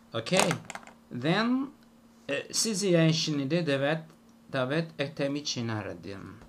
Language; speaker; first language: Turkish; non-native, learner; Italian